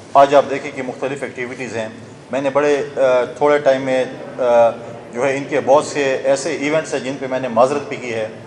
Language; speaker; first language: Urdu; non-native, local second language; Saraiki